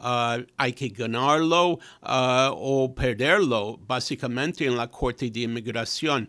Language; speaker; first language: Spanish; non-native, fluent; English